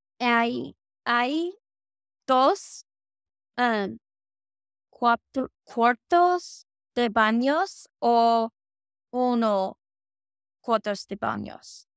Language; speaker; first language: Spanish; non-native, learner; English